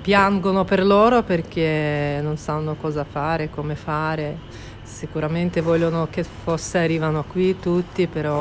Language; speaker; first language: Italian; non-native, fluent; Ukrainian